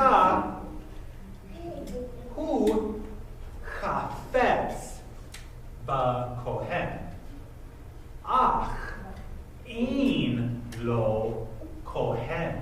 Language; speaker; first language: Hebrew; non-native, fluent; English